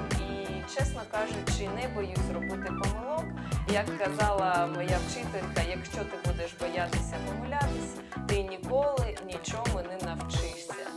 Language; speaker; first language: Ukrainian; non-native, local second language; Russian